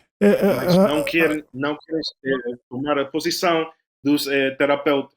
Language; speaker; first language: Portuguese; non-native, fluent; Spanish